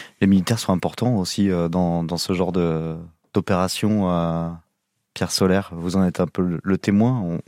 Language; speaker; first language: French; native; French